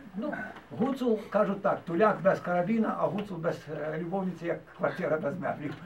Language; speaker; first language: Ukrainian; native; Ukrainian